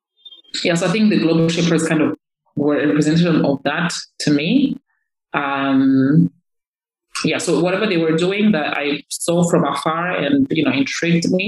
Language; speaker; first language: English; non-native, local second language; Kinyarwanda